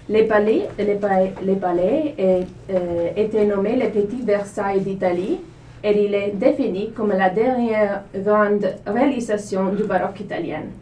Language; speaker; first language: French; non-native, learner; Italian